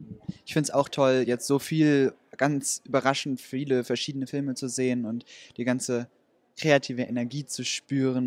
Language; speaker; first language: German; native; German